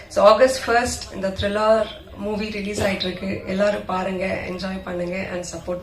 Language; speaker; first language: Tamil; non-native, fluent; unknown